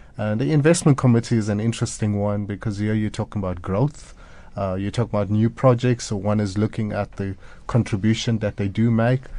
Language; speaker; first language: English; native; English